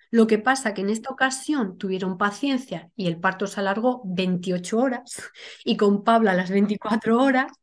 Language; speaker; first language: Spanish; native; Spanish